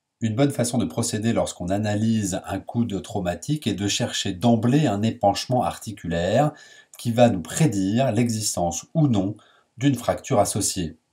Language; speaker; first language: French; native; French